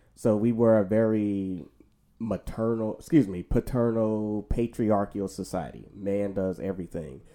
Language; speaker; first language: English; native; English